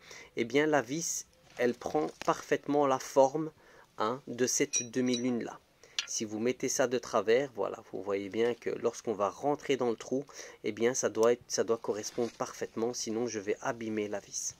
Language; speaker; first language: French; native; French